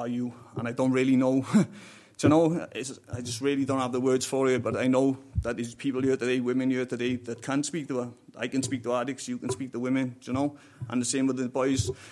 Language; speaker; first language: English; native; English